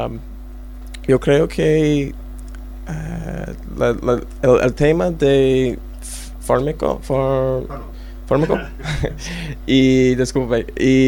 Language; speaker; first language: Spanish; non-native, learner; English